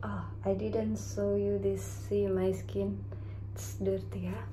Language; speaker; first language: English; non-native, learner; Indonesian